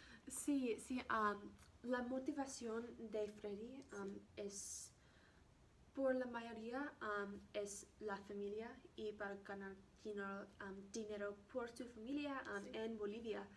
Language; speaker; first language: Spanish; non-native, learner; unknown